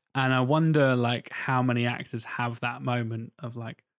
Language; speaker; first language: English; native; English